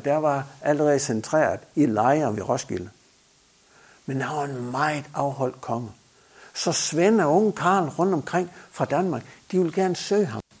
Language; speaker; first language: Danish; native; Danish